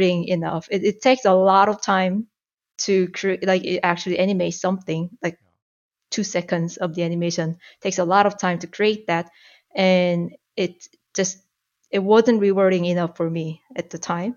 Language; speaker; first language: English; non-native, fluent; Korean